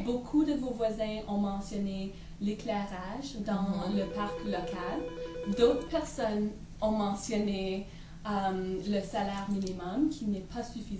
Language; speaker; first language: French; native; French